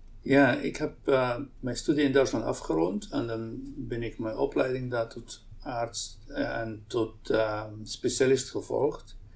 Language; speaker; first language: Dutch; non-native, local second language; Arabic